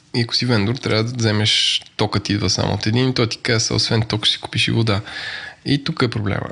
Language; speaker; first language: Bulgarian; native; Bulgarian